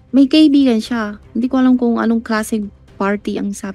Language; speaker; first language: Filipino; non-native, learner; Chinese